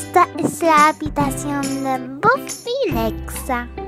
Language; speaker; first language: Spanish; non-native, learner; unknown